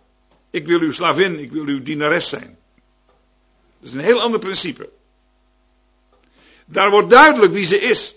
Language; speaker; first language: Dutch; native; Dutch